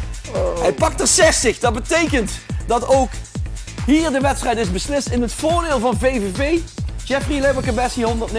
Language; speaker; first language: Dutch; native; Dutch